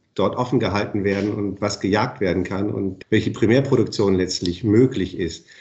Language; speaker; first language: German; native; German